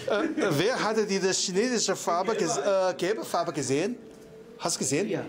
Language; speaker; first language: German; non-native, fluent; Chinese